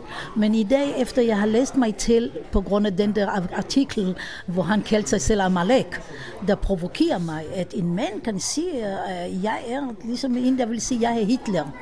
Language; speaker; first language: Danish; non-native, fluent; Hebrew